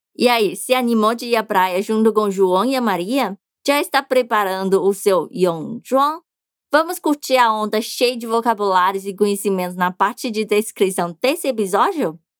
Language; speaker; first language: Portuguese; non-native, fluent; Chinese